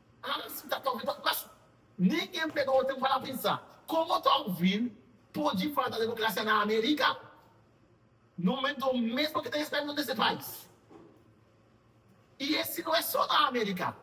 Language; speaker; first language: Portuguese; non-native, fluent; Haitian Creole